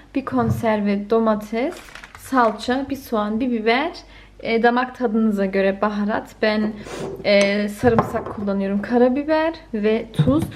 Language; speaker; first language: Turkish; early bilingual, heritage; Turkish